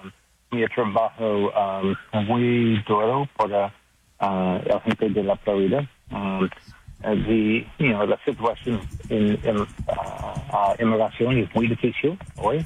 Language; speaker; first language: Spanish; non-native, learner; English